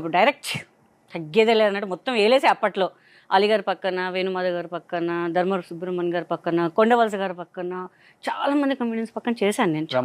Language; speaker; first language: Telugu; non-native, local second language; Hindi